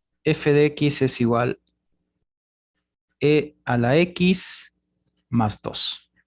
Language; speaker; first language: Spanish; native; Spanish